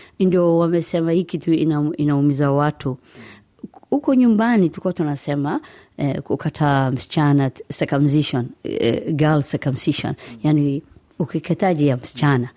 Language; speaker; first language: Swahili; non-native, fluent; Somali